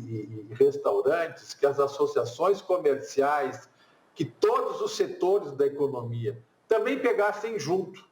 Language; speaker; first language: Portuguese; native; Portuguese